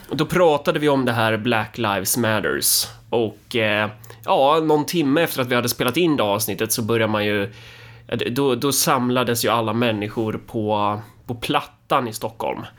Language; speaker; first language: Swedish; native; Swedish